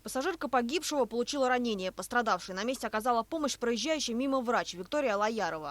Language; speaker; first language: Russian; native; Russian